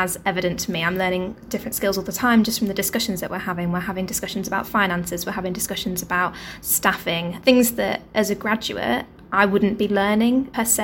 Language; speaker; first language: English; native; English